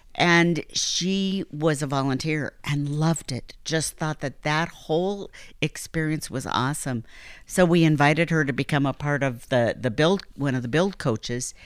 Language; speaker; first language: English; native; English